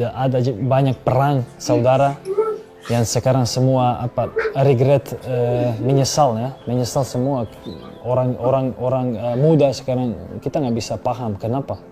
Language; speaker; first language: Indonesian; non-native, fluent; Serbian